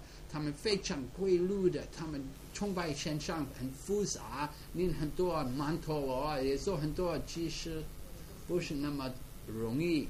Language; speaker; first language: Chinese; non-native, fluent; English